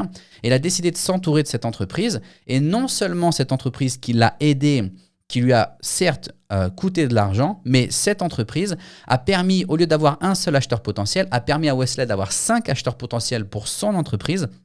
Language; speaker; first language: French; native; French